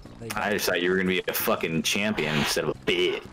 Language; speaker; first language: English; native; English